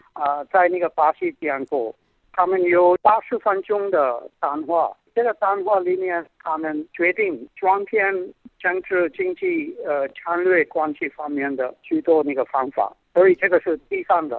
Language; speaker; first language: Chinese; non-native, fluent; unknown